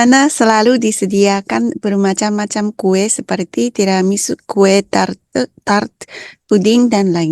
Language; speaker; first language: Indonesian; non-native, learner; Japanese